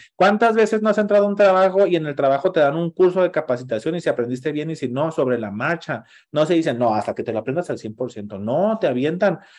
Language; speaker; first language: Spanish; native; Spanish